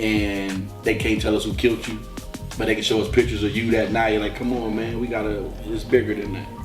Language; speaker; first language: English; native; English